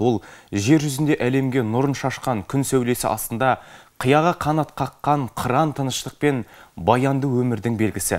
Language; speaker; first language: Kazakh; native; Kazakh